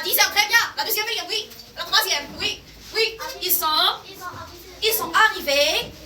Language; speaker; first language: French; non-native, local second language; Arabic